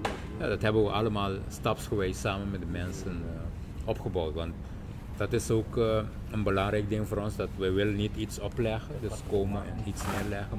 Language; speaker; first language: Dutch; non-native, local second language; Papiamento